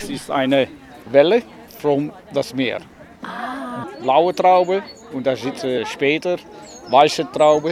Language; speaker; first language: German; non-native, learner; Dutch